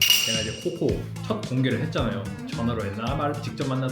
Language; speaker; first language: Korean; native; Korean